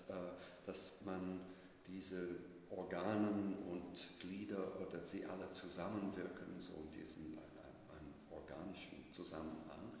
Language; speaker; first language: German; non-native, fluent; English